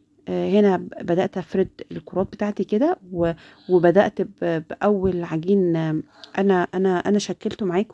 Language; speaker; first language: Arabic; native; Arabic